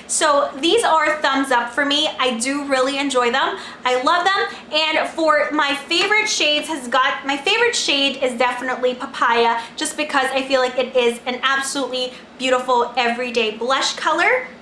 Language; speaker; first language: English; non-native, local second language; Filipino